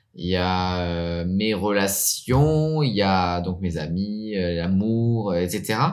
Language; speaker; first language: French; early bilingual, heritage; French